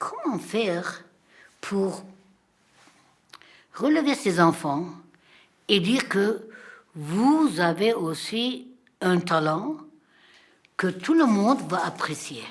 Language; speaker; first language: French; non-native, fluent; Armenian